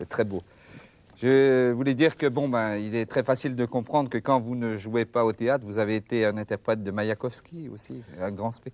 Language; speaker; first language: French; native; French